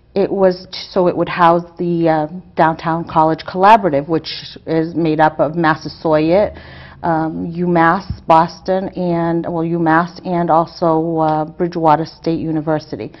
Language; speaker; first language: English; native; English